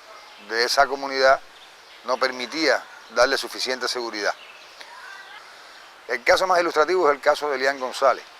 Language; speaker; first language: Spanish; native; Spanish